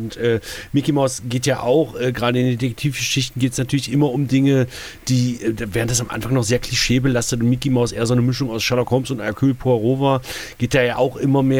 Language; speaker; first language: German; native; German